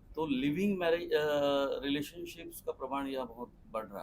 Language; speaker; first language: Hindi; non-native, local second language; Marathi